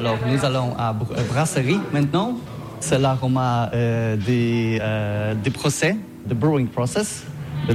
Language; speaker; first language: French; non-native, learner; Polish